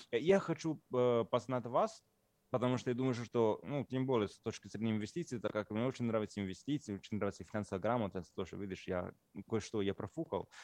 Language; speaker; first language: Russian; non-native, fluent; Italian